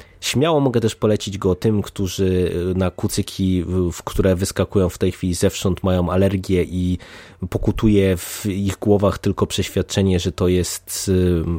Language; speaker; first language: Polish; native; Polish